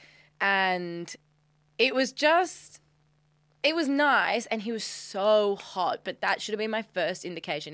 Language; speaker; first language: English; native; English